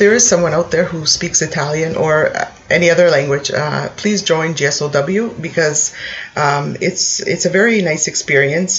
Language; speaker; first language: English; native; English